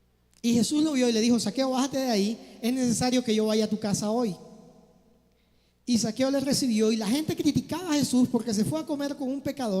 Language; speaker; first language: Spanish; native; Spanish